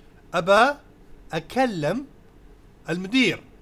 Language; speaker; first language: Arabic; non-native, fluent; Urdu